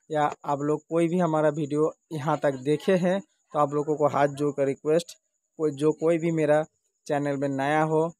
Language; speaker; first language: Hindi; non-native, local second language; Bangla